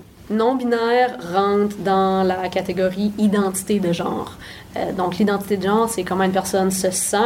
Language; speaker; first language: French; native; French